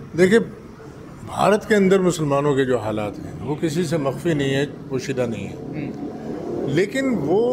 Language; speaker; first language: Urdu; native; Urdu